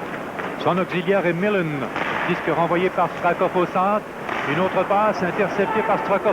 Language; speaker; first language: French; native; French